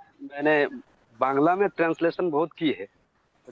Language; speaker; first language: Hindi; non-native, local second language; Bangla